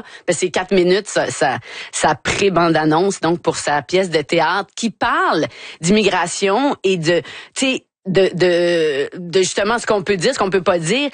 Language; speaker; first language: French; native; French